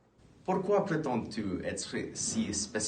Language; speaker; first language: French; non-native, learner; English